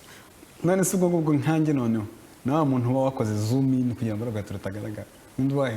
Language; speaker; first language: Kinyarwanda; native; Kinyarwanda